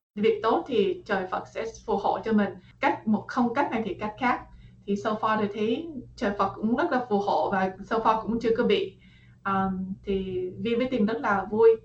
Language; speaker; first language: Vietnamese; early bilingual, heritage; Vietnamese